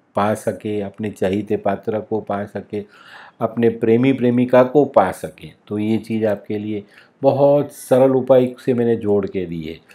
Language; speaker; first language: Hindi; non-native, local second language; Gujarati